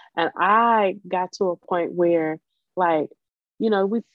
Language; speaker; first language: English; native; English